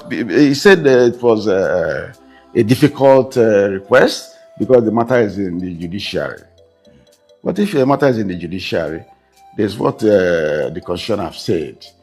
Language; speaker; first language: English; non-native, local second language; Igbo